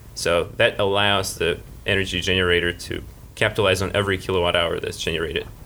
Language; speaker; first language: English; early bilingual, other home language; Russian